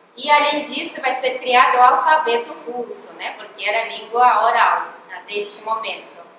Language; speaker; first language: Portuguese; non-native, fluent; Russian